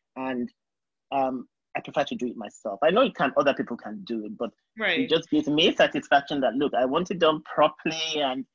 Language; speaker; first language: English; non-native, local second language; Yoruba